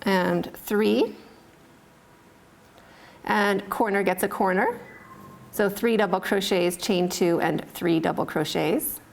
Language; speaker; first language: English; native; English